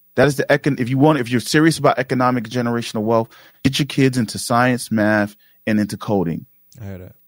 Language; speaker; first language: English; native; English